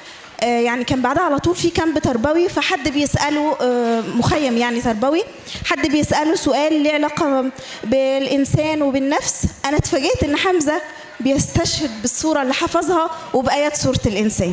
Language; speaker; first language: Arabic; native; Arabic